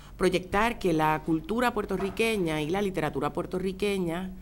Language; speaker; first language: Spanish; native; Spanish